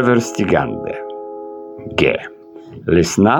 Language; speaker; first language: Swedish; non-native, learner; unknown